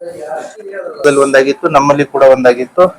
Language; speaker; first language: Kannada; native; Kannada